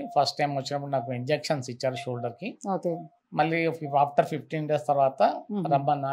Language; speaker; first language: Telugu; native; Telugu